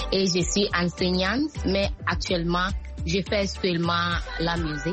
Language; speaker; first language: French; non-native, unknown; Akan